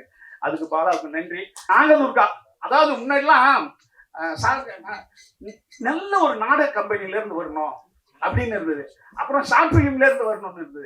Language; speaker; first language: Tamil; native; Tamil